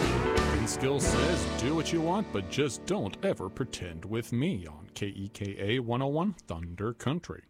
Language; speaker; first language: English; native; English